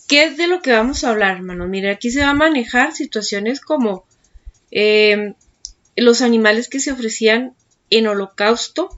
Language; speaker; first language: Spanish; native; Spanish